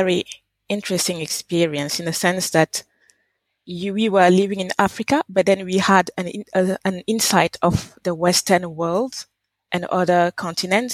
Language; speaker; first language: English; non-native, fluent; French